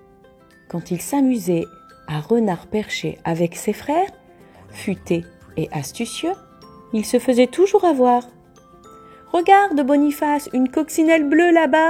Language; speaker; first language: French; native; French